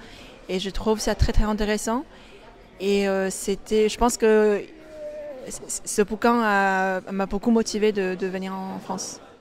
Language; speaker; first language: French; non-native, fluent; Chinese